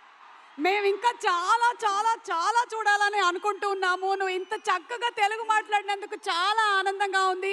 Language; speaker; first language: Telugu; native; Telugu